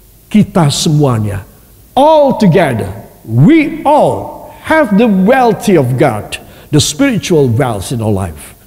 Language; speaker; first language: English; non-native, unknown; Indonesian